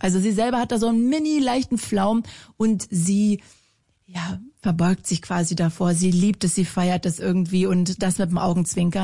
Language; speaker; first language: German; native; German